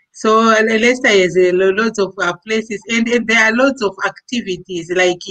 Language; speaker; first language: English; non-native, local second language; Shona